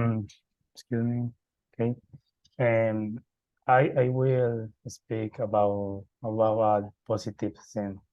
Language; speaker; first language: English; non-native, learner; Spanish